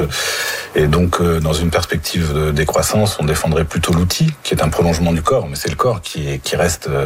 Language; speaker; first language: French; native; French